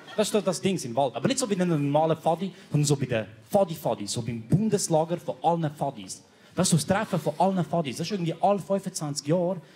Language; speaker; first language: German; early bilingual, other home language; Croatian